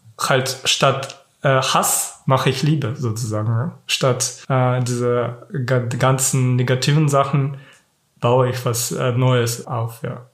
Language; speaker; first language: German; non-native, fluent; Kyrgyz